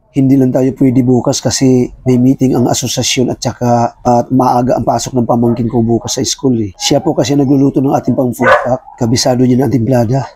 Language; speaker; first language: Filipino; non-native, local second language; Cebuano